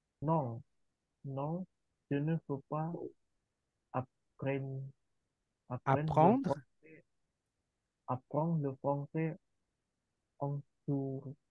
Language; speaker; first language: French; non-native, learner; Indonesian